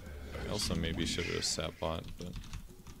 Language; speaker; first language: English; native; English